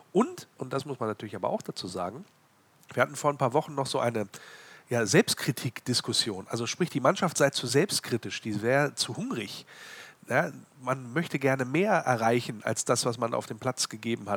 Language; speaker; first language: German; native; German